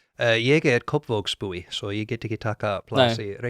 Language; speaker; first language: Icelandic; non-native, learner; English